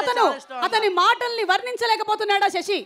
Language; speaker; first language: Telugu; native; Telugu